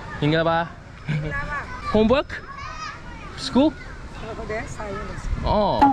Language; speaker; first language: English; non-native, learner; Thai